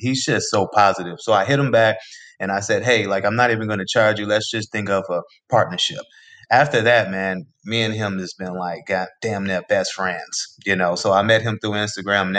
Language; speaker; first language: English; native; English